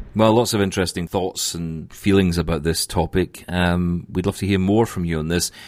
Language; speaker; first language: English; native; English